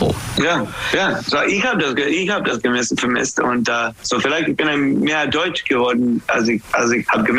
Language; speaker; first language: German; non-native, learner; English